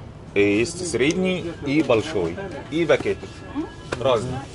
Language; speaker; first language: Russian; non-native, learner; Arabic